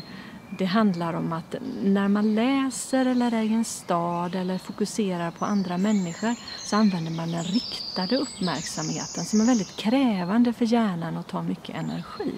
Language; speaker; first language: Swedish; native; Swedish